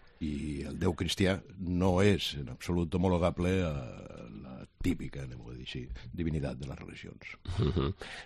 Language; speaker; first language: Catalan; native; Catalan